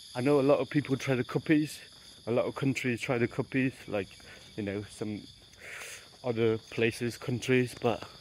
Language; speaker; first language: English; non-native, fluent; Khmer